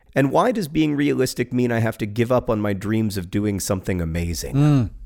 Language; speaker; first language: English; native; English